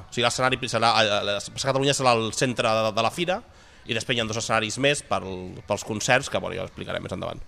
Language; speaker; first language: Catalan; native; Catalan